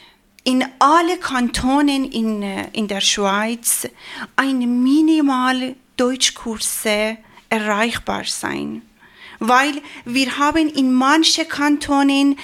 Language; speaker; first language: German; non-native, learner; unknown